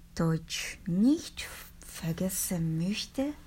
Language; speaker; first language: German; non-native, learner; Japanese